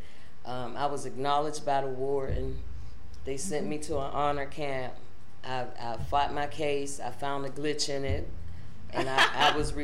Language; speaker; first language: English; native; English